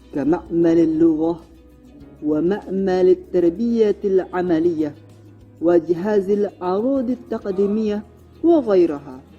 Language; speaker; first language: Arabic; non-native, learner; Indonesian